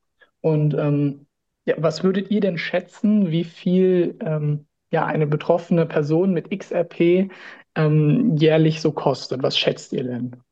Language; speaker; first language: German; native; German